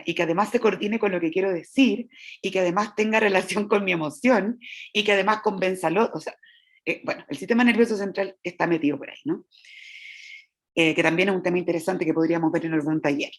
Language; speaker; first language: Spanish; native; Spanish